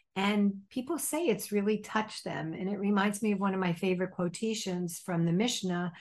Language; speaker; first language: English; native; English